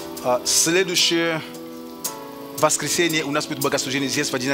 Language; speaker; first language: Russian; native; Russian